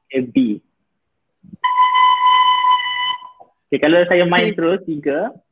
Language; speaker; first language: Malay; native; Malay